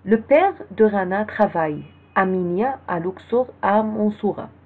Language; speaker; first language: French; non-native, fluent; Arabic